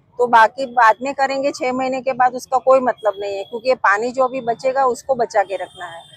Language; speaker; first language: Hindi; non-native, local second language; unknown